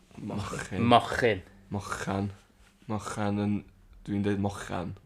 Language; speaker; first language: Welsh; native; Welsh